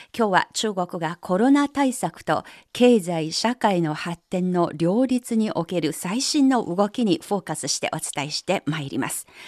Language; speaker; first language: Japanese; non-native, fluent; Chinese